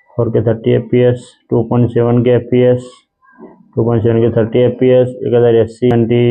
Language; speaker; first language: Hindi; non-native, local second language; Gujarati